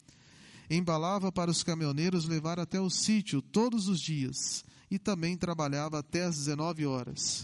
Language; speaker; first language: Portuguese; native; Portuguese